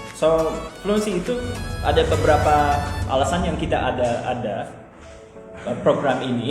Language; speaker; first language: Indonesian; non-native, fluent; English